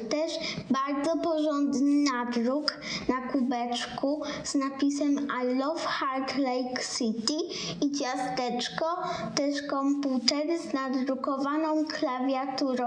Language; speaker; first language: Polish; native; Polish